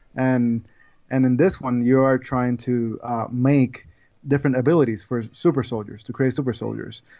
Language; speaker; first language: English; non-native, fluent; Spanish